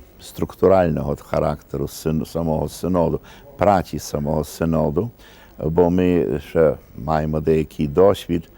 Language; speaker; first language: Ukrainian; early bilingual, heritage; Ukrainian